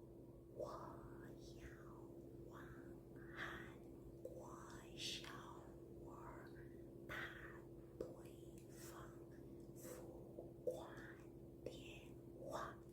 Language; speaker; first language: Chinese; non-native, fluent; Korean